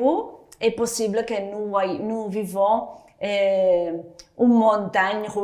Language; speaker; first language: French; non-native, fluent; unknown